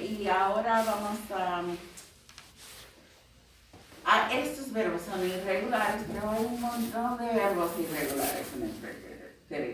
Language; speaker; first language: Spanish; non-native, fluent; English